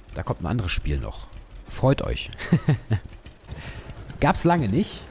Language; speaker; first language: German; native; German